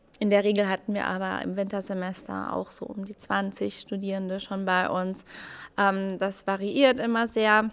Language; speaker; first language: German; native; German